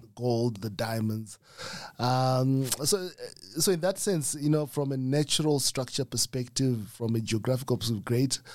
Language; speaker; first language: English; non-native, local second language; Shona